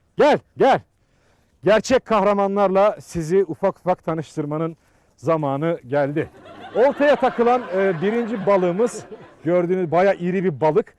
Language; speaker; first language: Turkish; native; Turkish